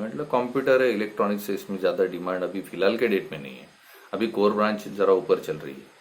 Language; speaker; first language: Hindi; non-native, local second language; Marathi